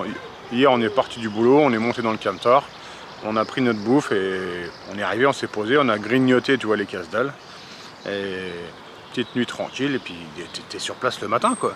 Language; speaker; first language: French; native; French